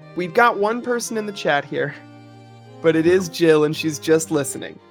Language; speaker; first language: English; native; English